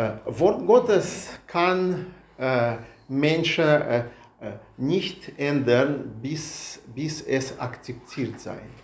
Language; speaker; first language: German; non-native, learner; Russian